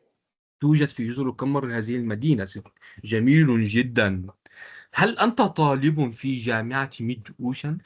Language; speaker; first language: Arabic; non-native, fluent; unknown